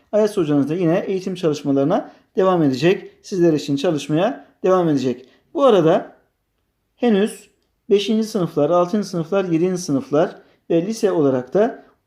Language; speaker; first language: Turkish; native; Turkish